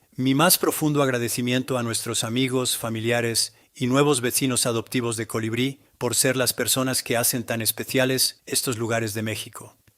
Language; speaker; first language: Spanish; non-native, learner; English